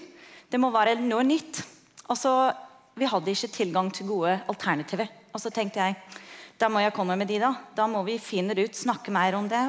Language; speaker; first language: Norwegian; non-native, fluent; English